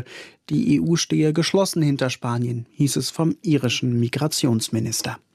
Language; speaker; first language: German; native; German